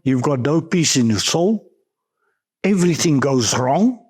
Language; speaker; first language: English; non-native, local second language; Afrikaans